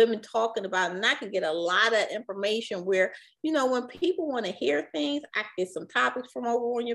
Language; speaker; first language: English; native; English